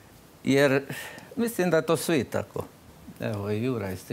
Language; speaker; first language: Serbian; non-native, local second language; Slovak